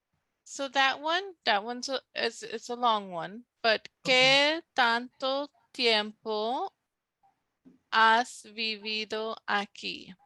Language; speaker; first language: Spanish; non-native, fluent; English